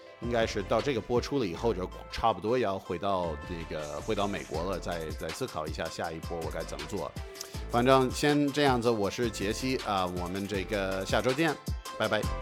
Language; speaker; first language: Chinese; non-native, fluent; English